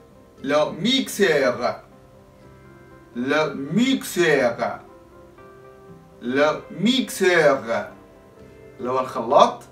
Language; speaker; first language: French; non-native, fluent; Arabic